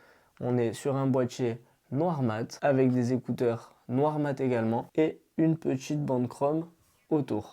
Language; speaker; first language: French; native; French